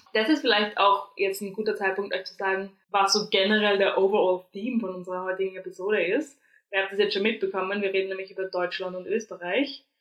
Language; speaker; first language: German; native; German